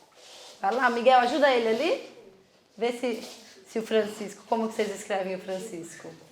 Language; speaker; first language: Portuguese; native; Portuguese